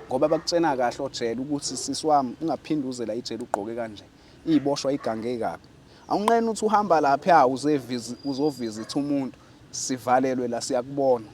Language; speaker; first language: Zulu; native; Zulu